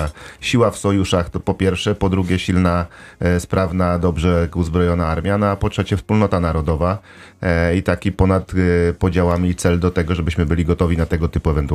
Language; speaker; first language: Polish; native; Polish